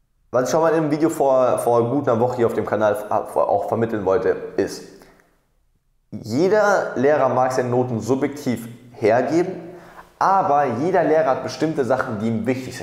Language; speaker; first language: German; native; German